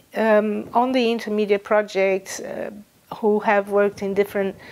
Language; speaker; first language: English; non-native, fluent; Portuguese